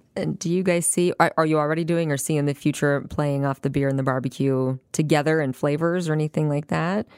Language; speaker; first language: English; native; English